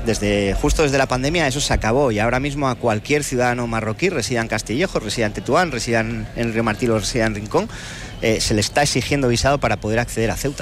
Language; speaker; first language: Spanish; native; Spanish